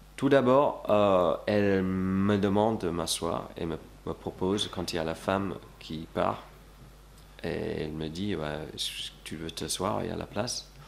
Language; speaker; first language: French; non-native, fluent; English